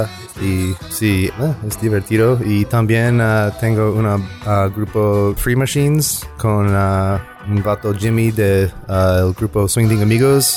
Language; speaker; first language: Spanish; non-native, learner; English